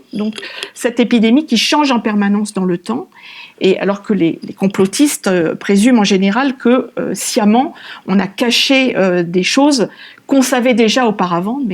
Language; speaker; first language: French; native; French